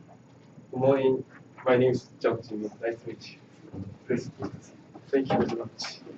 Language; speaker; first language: English; non-native, learner; Korean